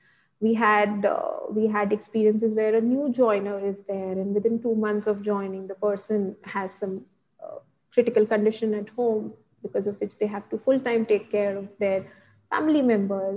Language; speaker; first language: English; non-native, local second language; Gujarati